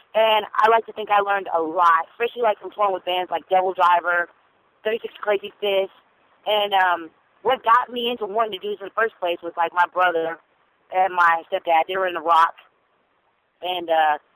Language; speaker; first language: English; non-native, fluent; German